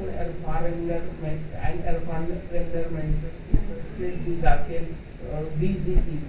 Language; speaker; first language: German; non-native, learner; Hindi